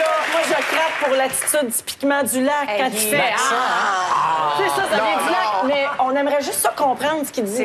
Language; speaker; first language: French; native; French